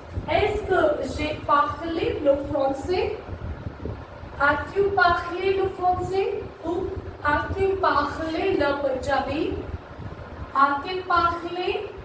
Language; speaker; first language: French; non-native, learner; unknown